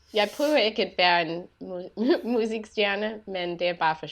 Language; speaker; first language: Danish; non-native, fluent; English